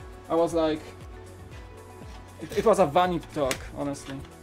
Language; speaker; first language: English; non-native, fluent; Polish